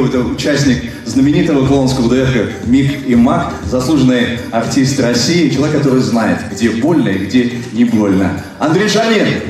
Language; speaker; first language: Russian; native; Russian